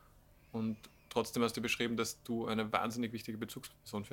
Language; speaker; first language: German; native; German